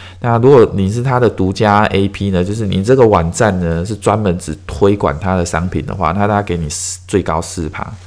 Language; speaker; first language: Chinese; native; Chinese